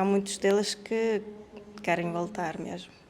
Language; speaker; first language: Portuguese; non-native, fluent; Ukrainian